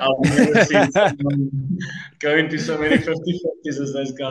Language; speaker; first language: English; non-native, local second language; Afrikaans